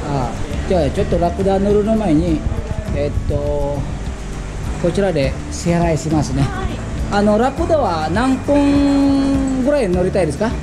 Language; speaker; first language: Japanese; non-native, fluent; Indonesian